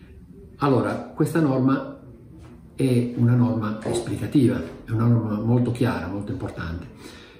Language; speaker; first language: Italian; native; Italian